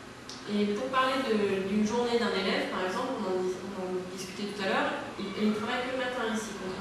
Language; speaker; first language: French; native; French